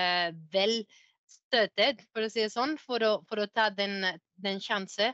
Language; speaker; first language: Norwegian; non-native, fluent; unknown